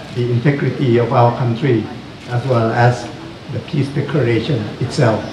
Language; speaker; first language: English; non-native, fluent; Thai